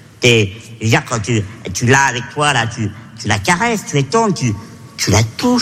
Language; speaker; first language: French; native; French